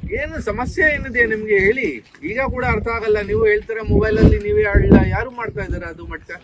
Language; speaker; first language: Kannada; non-native, learner; Hindi